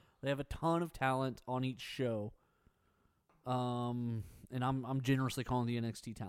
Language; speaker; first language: English; native; English